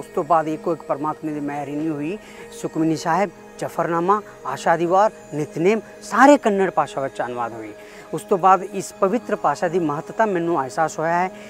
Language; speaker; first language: Punjabi; non-native, fluent; Kannada